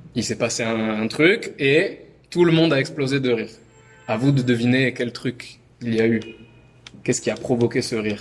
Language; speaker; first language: French; native; French